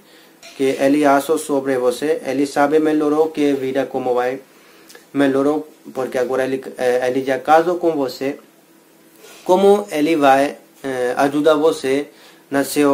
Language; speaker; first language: Portuguese; non-native, learner; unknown